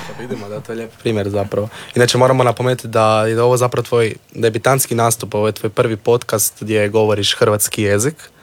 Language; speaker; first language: Croatian; native; Croatian